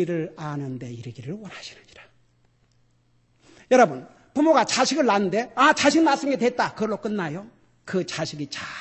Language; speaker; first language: Korean; native; Korean